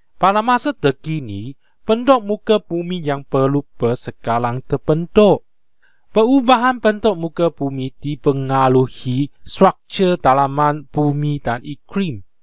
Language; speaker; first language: Malay; non-native, local second language; Chinese